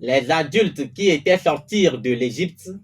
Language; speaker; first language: French; non-native, local second language; Ewe